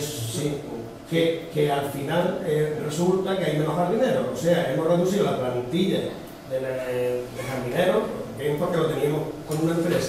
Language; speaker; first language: Spanish; native; Spanish